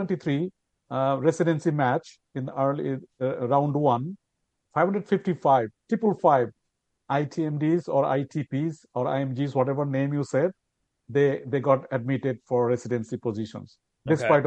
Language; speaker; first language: English; non-native, local second language; Bangla